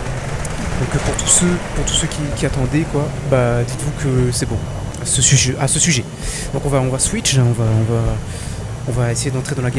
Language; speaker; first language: French; native; French